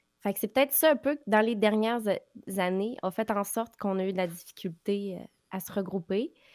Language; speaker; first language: French; native; French